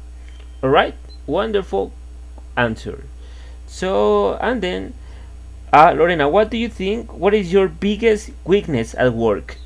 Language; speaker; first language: English; non-native, fluent; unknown